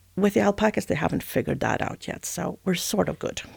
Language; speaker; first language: English; non-native, fluent; Swedish